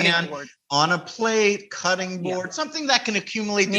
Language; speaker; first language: English; native; English